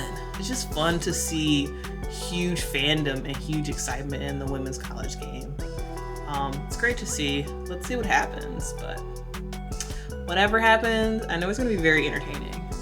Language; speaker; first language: English; native; English